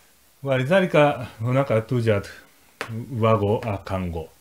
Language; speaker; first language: Arabic; non-native, fluent; Japanese